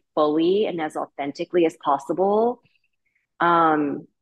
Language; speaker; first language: English; native; English